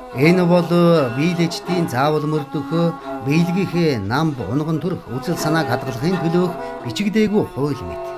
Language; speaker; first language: Mongolian; native; Mongolian